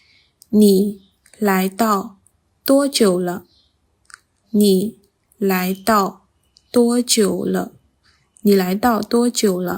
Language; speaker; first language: Chinese; non-native, fluent; Khmer